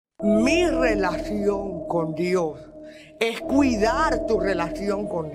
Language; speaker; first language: Spanish; native; Spanish